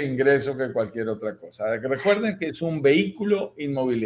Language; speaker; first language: Spanish; native; Spanish